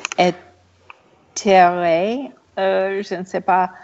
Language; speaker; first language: French; non-native, learner; English